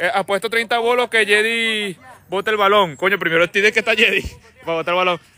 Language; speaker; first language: Spanish; native; Spanish